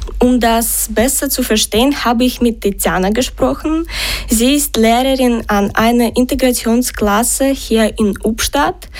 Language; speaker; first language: German; non-native, learner; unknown